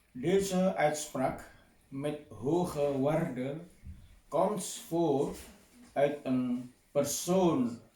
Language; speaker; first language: Dutch; non-native, fluent; Indonesian